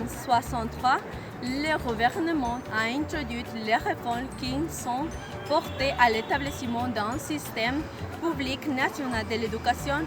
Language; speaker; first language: French; non-native, learner; Spanish